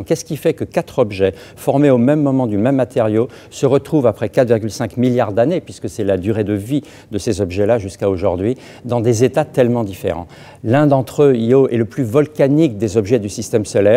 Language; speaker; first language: French; native; French